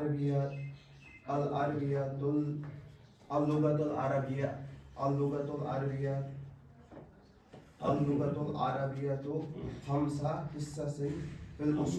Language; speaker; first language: Arabic; non-native, learner; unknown